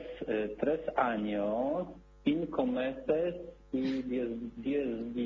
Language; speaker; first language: Spanish; non-native, learner; Polish